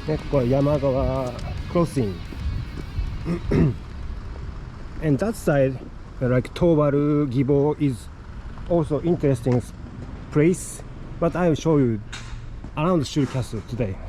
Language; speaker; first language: English; non-native, learner; Japanese